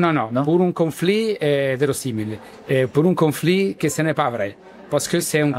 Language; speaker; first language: French; non-native, learner; Italian